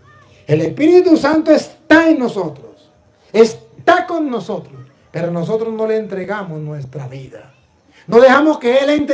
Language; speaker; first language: Spanish; native; Spanish